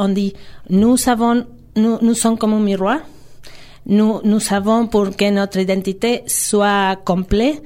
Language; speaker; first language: French; non-native, fluent; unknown